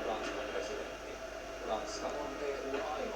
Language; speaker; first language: Finnish; native; Finnish